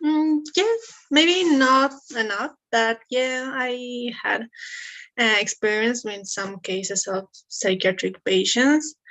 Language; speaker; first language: English; non-native, learner; Spanish